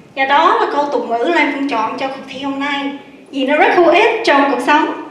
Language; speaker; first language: Vietnamese; early bilingual, other home language; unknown